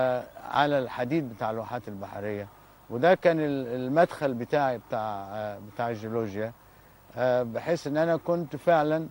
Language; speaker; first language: Arabic; native; Arabic